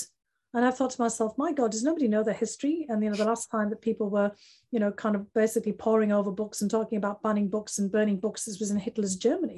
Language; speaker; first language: English; native; English